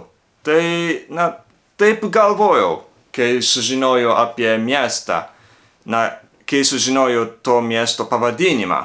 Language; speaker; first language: Lithuanian; non-native, learner; Japanese